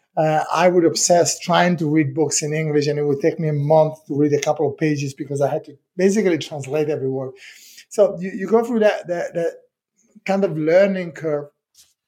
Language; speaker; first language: English; non-native, fluent; Italian